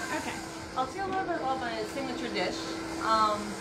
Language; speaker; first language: English; non-native, fluent; Spanish